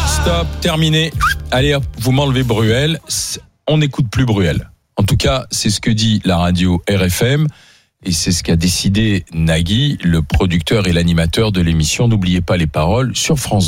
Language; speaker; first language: French; native; French